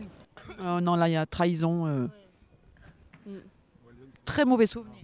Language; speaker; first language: French; native; French